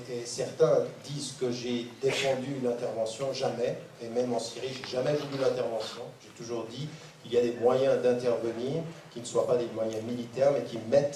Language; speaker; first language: French; native; French